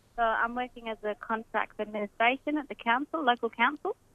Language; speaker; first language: English; native; English